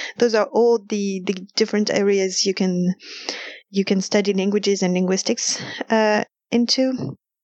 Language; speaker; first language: English; non-native, fluent; French